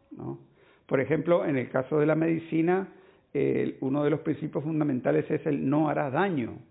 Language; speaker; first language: Spanish; native; Spanish